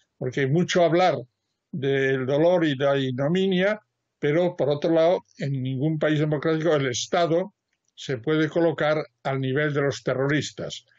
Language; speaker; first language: Spanish; native; Spanish